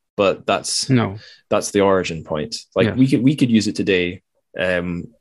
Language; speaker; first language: English; native; English